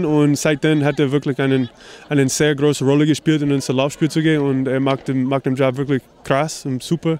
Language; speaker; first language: German; non-native, fluent; English